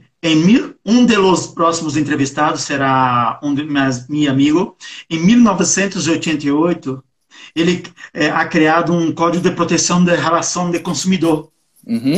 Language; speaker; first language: Portuguese; non-native, learner; Spanish